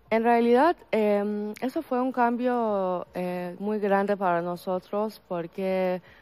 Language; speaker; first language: Spanish; non-native, fluent; Persian